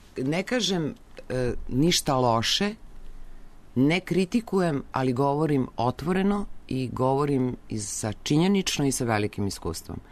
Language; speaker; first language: Serbian; native; Serbian